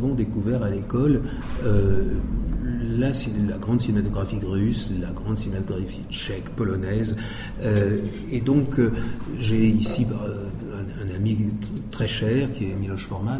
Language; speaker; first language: French; native; French